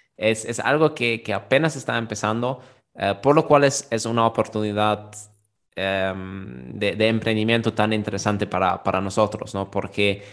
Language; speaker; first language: Spanish; non-native, fluent; German